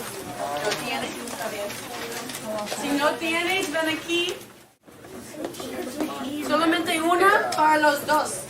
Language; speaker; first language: Spanish; non-native, fluent; English